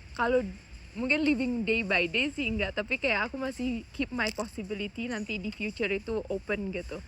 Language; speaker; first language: Indonesian; native; Indonesian